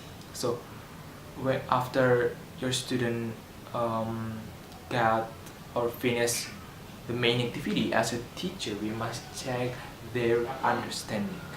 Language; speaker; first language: English; non-native, learner; Indonesian